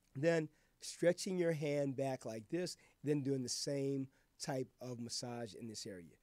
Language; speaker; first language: English; native; English